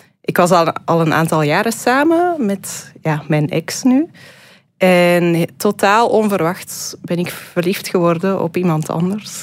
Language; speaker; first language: Dutch; native; Dutch